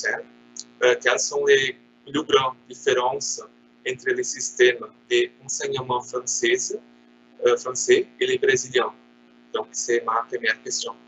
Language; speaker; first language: French; non-native, learner; Portuguese